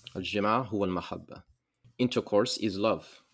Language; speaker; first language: English; non-native, fluent; Arabic